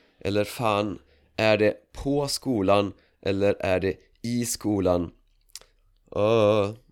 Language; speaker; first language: Swedish; native; Swedish